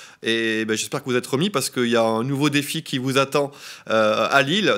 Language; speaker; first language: French; native; French